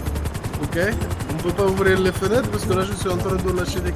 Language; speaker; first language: French; native; French